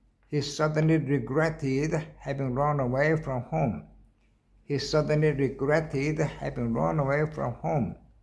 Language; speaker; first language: English; non-native, learner; Korean